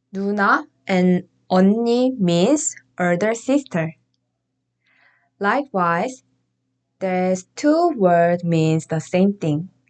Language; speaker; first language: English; non-native, fluent; Korean